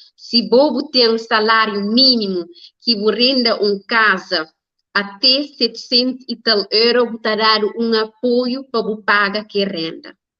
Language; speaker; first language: Portuguese; non-native, learner; Kabuverdianu